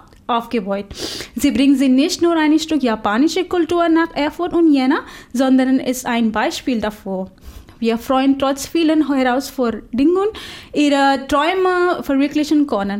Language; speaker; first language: German; non-native, fluent; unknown